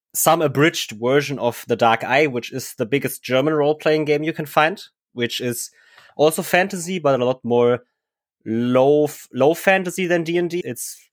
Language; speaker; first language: English; non-native, fluent; German